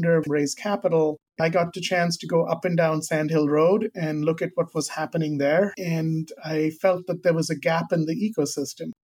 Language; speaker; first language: English; non-native, local second language; Hindi